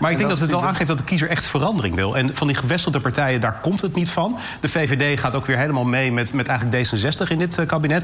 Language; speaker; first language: Dutch; native; Dutch